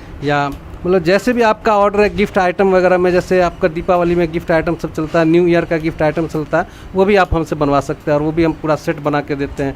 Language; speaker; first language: Hindi; native; Hindi